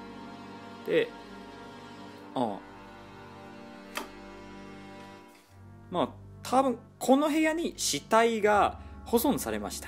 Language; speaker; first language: Japanese; non-native, fluent; English